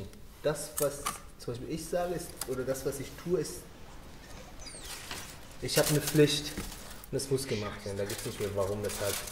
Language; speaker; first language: German; non-native, fluent; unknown